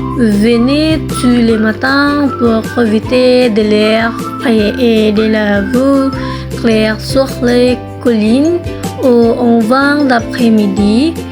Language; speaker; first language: French; non-native, learner; Indonesian